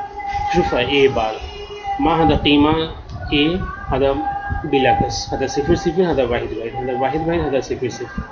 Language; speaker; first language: Arabic; non-native, learner; Urdu